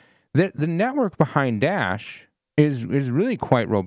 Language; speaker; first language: English; native; English